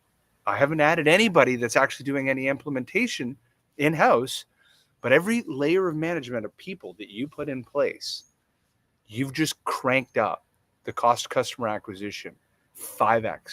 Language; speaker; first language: English; native; English